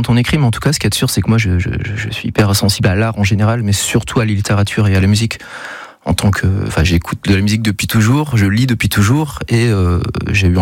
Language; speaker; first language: French; native; French